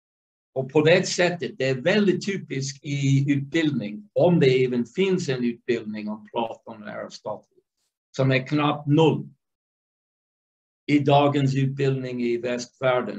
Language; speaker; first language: Swedish; non-native, fluent; English